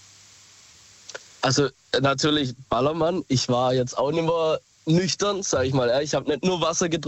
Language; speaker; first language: German; native; German